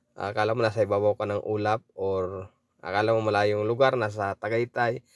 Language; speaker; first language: Filipino; native; Filipino